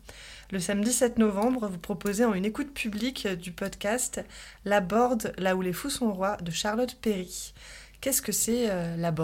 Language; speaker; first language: French; native; French